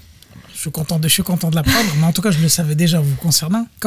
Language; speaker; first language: French; native; French